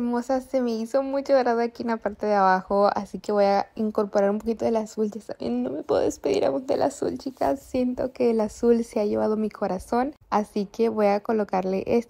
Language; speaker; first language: Spanish; native; Spanish